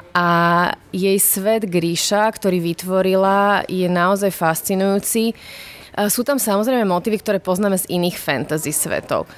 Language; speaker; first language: Slovak; native; Slovak